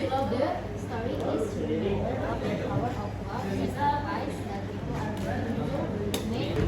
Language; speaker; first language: English; non-native, learner; Indonesian